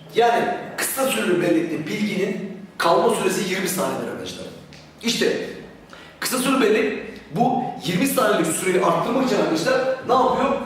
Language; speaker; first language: Turkish; native; Turkish